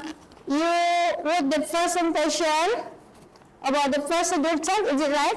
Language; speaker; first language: English; non-native, learner; Indonesian